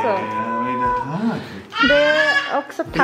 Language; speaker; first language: Swedish; non-native, learner; Japanese